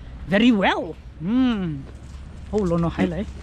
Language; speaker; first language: English; non-native, learner; Hmong